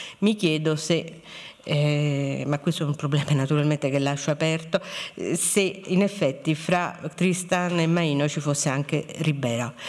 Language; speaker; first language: Italian; native; Italian